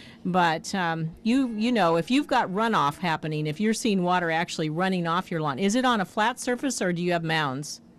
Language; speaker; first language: English; native; English